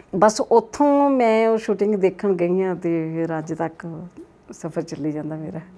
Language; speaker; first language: Punjabi; native; Punjabi